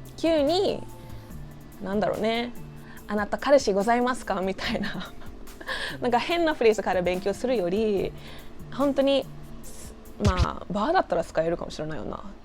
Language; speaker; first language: Japanese; non-native, fluent; English